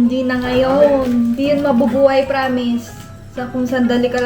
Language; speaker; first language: Filipino; native; Filipino